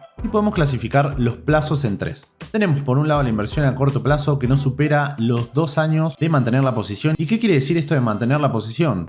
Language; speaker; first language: Spanish; native; Spanish